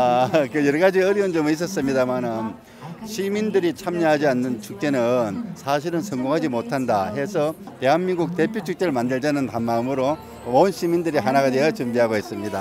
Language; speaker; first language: Korean; native; Korean